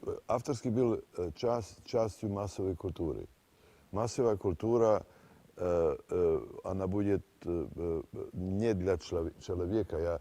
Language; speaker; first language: Russian; non-native, fluent; Serbian